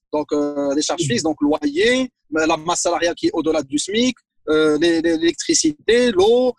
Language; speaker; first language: French; non-native, local second language; Arabic